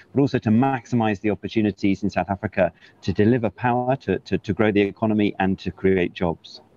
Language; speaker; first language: English; native; English